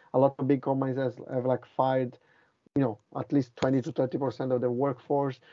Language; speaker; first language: English; non-native, fluent; Italian